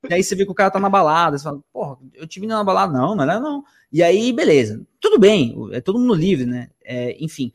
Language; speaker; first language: Portuguese; early bilingual, other home language; Spanish